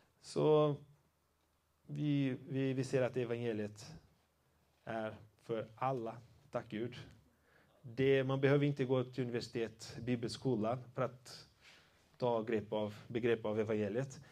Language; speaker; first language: Swedish; non-native, fluent; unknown